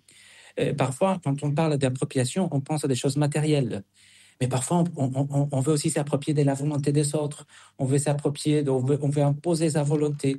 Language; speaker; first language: French; non-native, fluent; Spanish